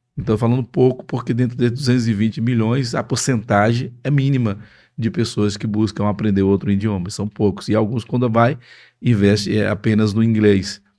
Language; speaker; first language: Portuguese; native; Portuguese